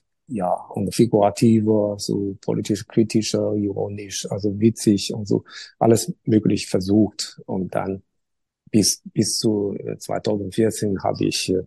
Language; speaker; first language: German; non-native, learner; Chinese